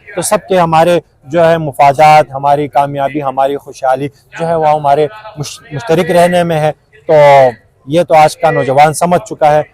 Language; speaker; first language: Urdu; non-native, local second language; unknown